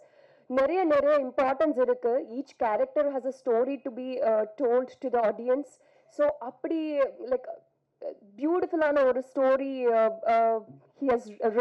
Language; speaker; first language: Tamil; non-native, fluent; Telugu